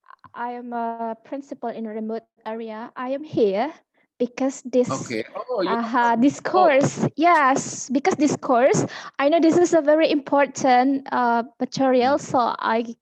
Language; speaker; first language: English; non-native, fluent; Indonesian